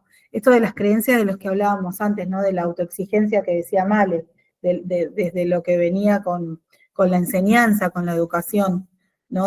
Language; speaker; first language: Spanish; native; Spanish